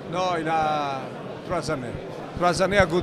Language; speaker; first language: French; non-native, learner; Italian